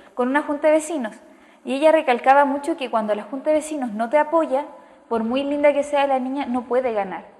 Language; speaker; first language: Spanish; native; Spanish